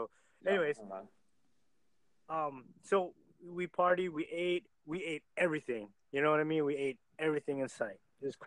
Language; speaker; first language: English; native; English